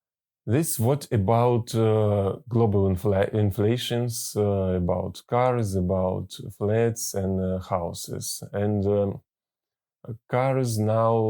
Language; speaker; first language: English; non-native, learner; Russian